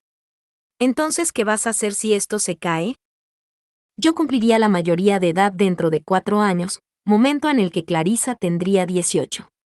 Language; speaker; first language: Spanish; native; Spanish